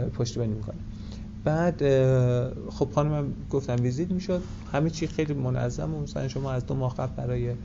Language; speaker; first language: Persian; native; Persian